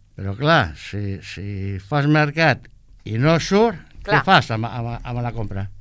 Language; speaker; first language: Catalan; non-native, local second language; Spanish